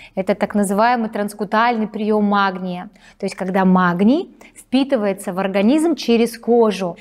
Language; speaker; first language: Russian; native; Russian